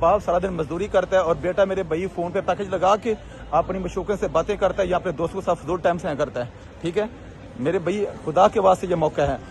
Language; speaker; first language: Urdu; non-native, local second language; Punjabi